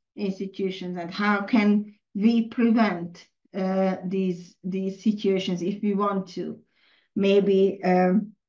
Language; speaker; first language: English; non-native, fluent; Hungarian